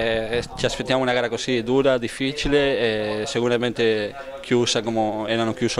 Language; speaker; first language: Italian; non-native, fluent; Spanish